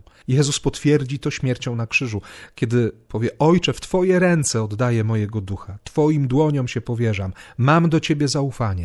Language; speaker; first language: Polish; native; Polish